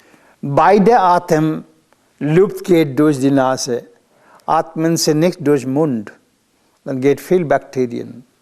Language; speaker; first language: German; non-native, learner; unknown